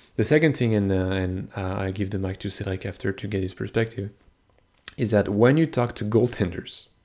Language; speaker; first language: English; non-native, fluent; French